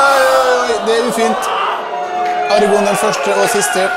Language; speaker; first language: Norwegian; native; Norwegian